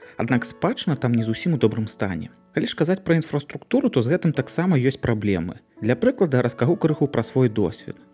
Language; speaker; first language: Belarusian; native; Belarusian